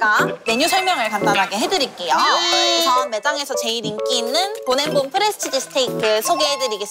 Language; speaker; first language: Korean; native; Korean